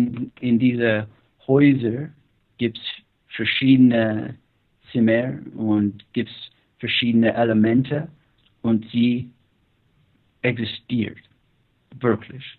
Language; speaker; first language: German; non-native, learner; English